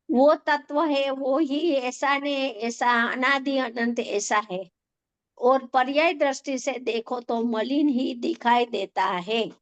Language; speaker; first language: Hindi; non-native, local second language; Gujarati